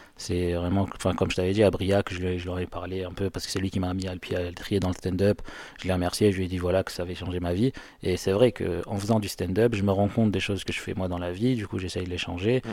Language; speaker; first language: French; non-native, local second language; Arabic